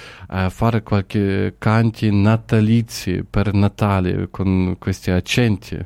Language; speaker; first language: Italian; non-native, learner; Ukrainian